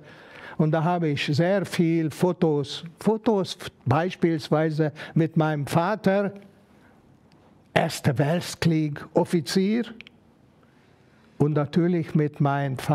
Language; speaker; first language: German; non-native, fluent; Hungarian